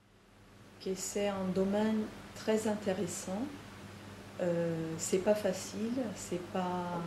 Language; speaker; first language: French; non-native, fluent; Italian